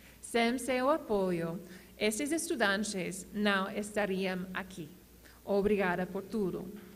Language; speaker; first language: Portuguese; non-native, learner; English